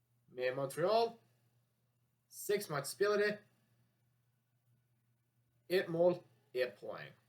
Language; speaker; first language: Swedish; non-native, learner; English